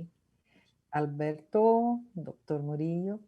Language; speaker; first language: Spanish; non-native, fluent; Portuguese